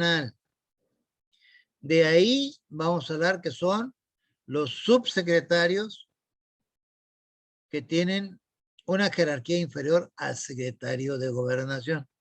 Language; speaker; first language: Spanish; native; Spanish